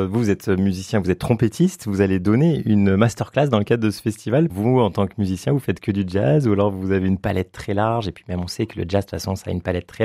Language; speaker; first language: French; native; French